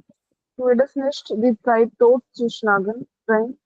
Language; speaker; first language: German; non-native, learner; Hindi